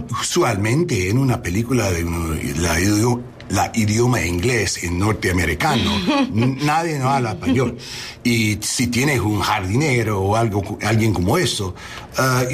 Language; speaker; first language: Spanish; non-native, learner; English